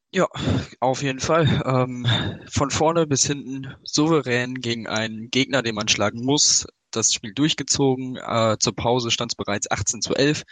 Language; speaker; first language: German; native; German